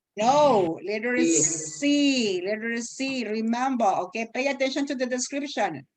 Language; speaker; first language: English; non-native, fluent; Spanish